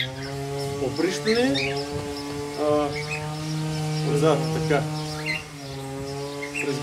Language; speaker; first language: Bulgarian; non-native, learner; Russian